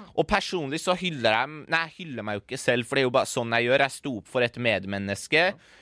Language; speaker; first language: Norwegian; early bilingual, other home language; Persian